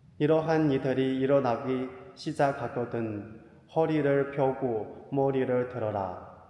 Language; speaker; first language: Korean; non-native, fluent; Chinese